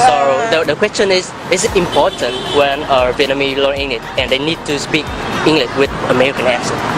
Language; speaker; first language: English; non-native, learner; Vietnamese